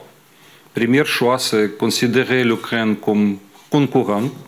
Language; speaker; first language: French; non-native, fluent; Ukrainian